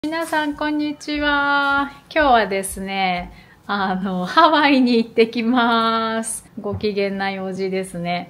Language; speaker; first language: Japanese; native; Japanese